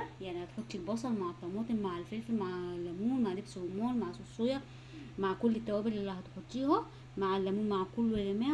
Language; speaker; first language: Arabic; native; Arabic